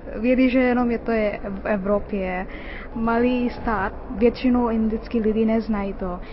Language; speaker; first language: Czech; non-native, learner; Hindi